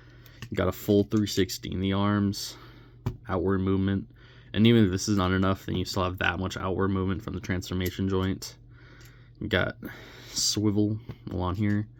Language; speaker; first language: English; native; English